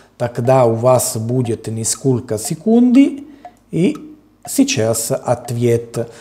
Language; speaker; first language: Russian; non-native, learner; Italian